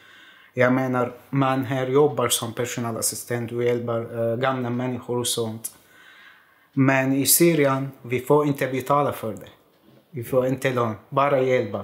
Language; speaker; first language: Swedish; non-native, fluent; Arabic